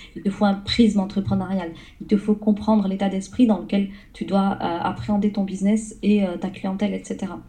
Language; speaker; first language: French; early bilingual, other home language; Arabic